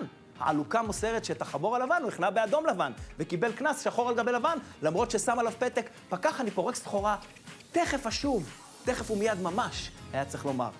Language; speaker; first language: Hebrew; native; Hebrew